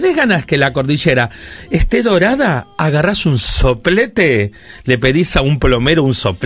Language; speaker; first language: Spanish; native; Spanish